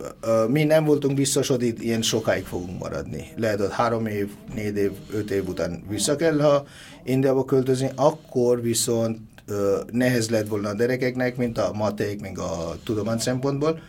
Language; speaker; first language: Hungarian; non-native, fluent; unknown